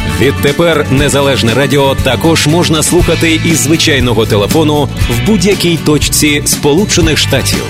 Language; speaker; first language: Ukrainian; native; Ukrainian